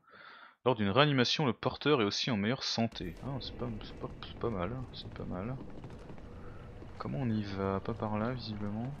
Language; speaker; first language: French; native; French